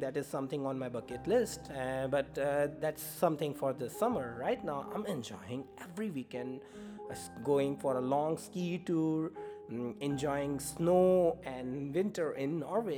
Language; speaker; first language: English; non-native, local second language; Hindi